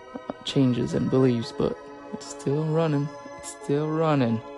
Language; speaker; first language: English; non-native, fluent; French